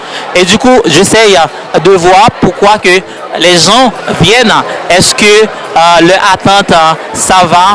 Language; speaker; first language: French; native; French